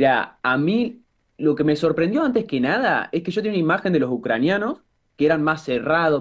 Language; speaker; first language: Spanish; native; Spanish